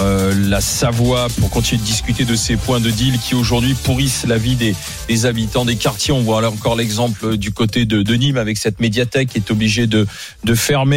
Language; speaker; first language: French; native; French